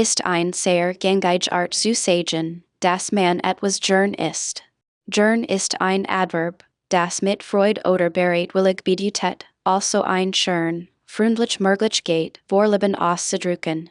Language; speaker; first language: German; non-native, fluent; English